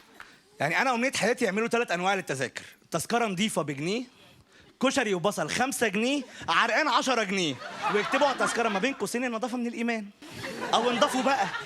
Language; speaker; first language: Arabic; native; Arabic